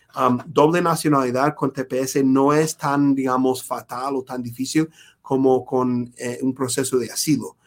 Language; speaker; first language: Spanish; non-native, fluent; English